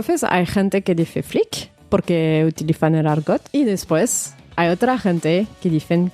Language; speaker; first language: Spanish; non-native, fluent; French